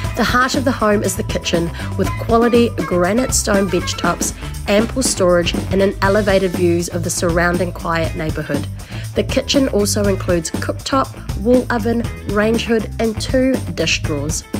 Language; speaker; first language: English; native; English